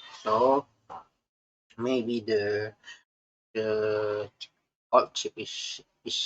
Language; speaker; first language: English; non-native, learner; Indonesian